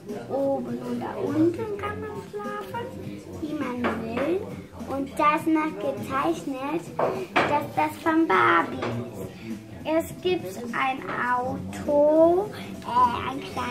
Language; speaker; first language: German; non-native, learner; Polish